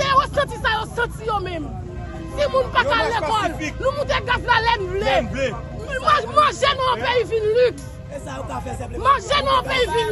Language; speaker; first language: Haitian Creole; native; Haitian Creole